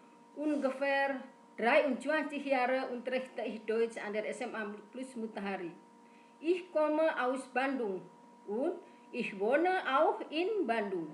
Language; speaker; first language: German; non-native, fluent; Indonesian